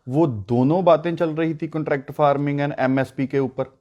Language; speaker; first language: Hindi; non-native, local second language; Punjabi